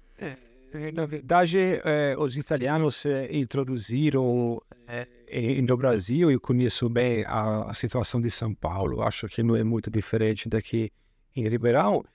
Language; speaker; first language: Portuguese; non-native, fluent; Italian